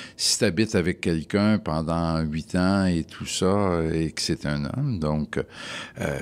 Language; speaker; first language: French; native; French